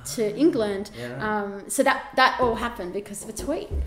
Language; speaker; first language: English; native; English